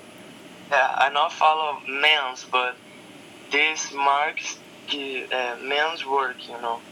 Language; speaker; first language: English; non-native, learner; Portuguese